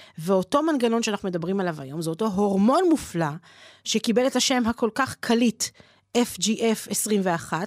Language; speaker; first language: Hebrew; native; Hebrew